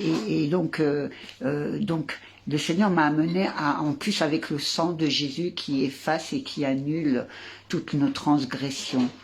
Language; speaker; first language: French; native; French